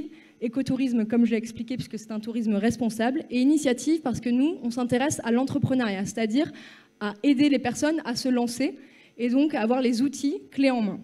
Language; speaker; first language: French; native; French